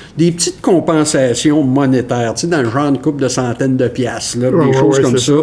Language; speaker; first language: French; native; French